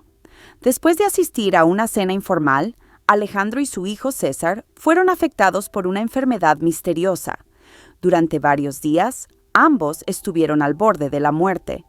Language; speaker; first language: Spanish; native; Spanish